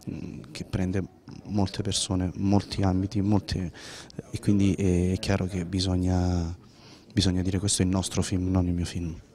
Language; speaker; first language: Italian; native; Italian